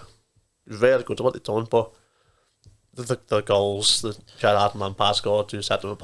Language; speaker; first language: English; native; English